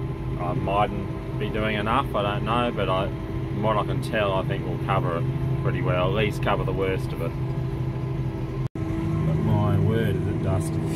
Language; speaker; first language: English; native; English